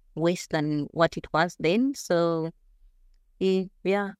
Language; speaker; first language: English; non-native, local second language; Shona